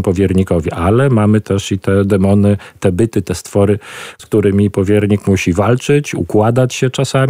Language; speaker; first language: Polish; native; Polish